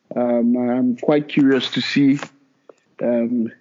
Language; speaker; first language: English; non-native, local second language; Hausa